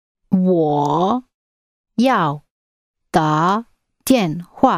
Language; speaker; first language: Chinese; non-native, learner; English